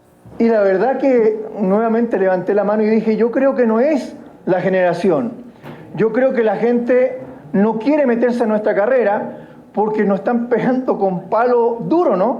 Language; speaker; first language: Spanish; native; Spanish